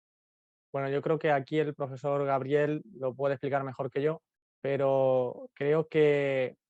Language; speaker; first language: Spanish; native; Spanish